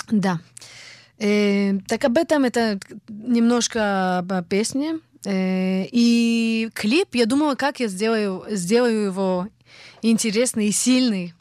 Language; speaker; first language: Russian; early bilingual, heritage; Russian